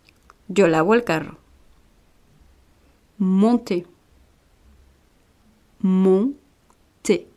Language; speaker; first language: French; non-native, fluent; Spanish